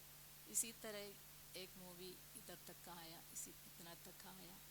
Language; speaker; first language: Hindi; non-native, local second language; Malayalam